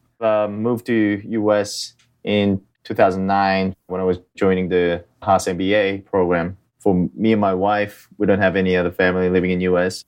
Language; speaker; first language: English; early bilingual, other home language; Korean